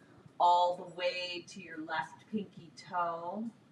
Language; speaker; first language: English; native; English